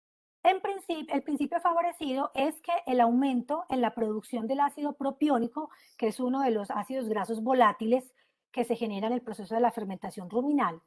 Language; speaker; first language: Spanish; native; Spanish